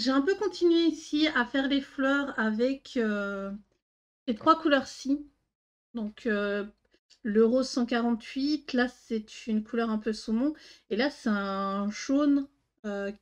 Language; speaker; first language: French; native; French